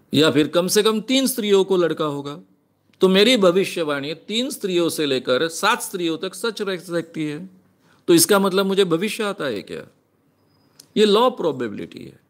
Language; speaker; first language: Hindi; non-native, local second language; Marathi